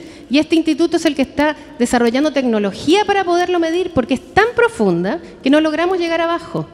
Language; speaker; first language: Spanish; native; Spanish